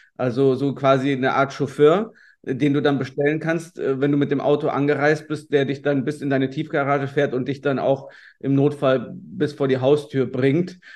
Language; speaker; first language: German; native; German